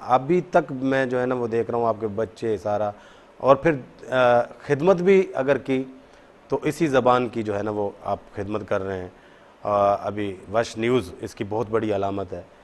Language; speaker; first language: Urdu; non-native, local second language; Baluchi